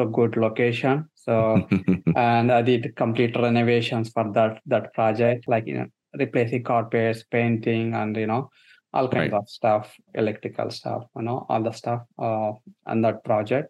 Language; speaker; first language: English; non-native, local second language; Telugu